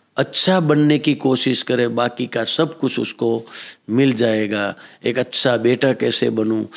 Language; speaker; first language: Hindi; non-native, local second language; Gujarati